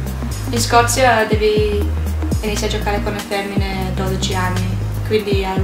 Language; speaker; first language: Italian; non-native, learner; English